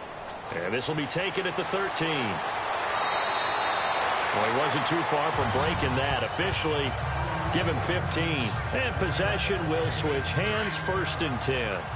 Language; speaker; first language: English; native; English